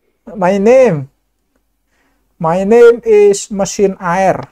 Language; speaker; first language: English; non-native, learner; Indonesian